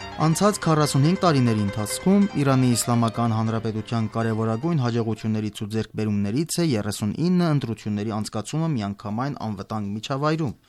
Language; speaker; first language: Armenian; native; Armenian